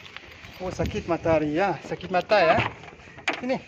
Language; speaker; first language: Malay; non-native, fluent; French